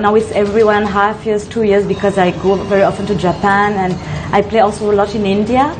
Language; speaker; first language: English; non-native, fluent; French